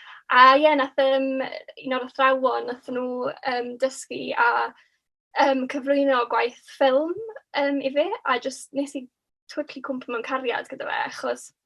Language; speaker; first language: Welsh; native; Welsh